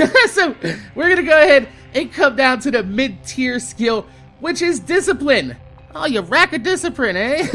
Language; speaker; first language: English; native; English